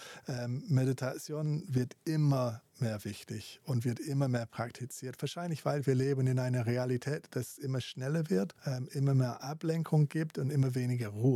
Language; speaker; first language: German; non-native, fluent; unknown